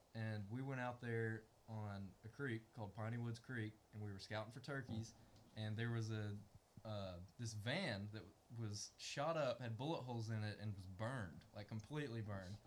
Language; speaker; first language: English; native; English